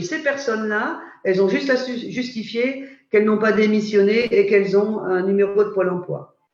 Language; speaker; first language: French; native; French